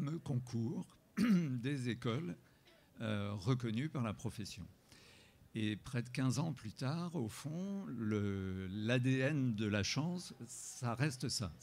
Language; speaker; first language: French; native; French